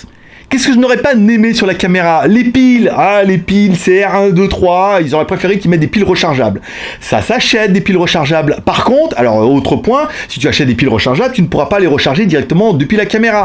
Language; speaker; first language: French; native; French